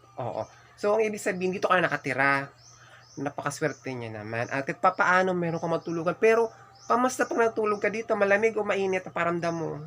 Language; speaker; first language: Filipino; non-native, local second language; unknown